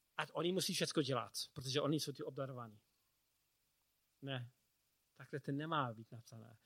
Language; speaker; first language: Czech; non-native, learner; English